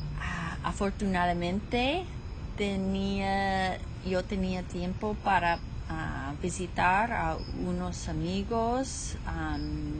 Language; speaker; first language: Spanish; non-native, fluent; English